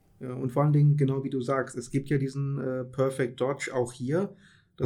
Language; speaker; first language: German; native; German